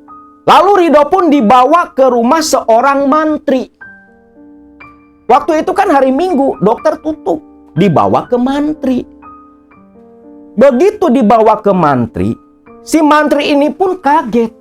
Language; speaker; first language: Indonesian; non-native, local second language; Sundanese